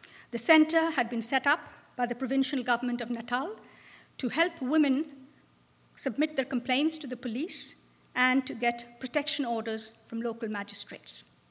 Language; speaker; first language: English; non-native, local second language; Bangla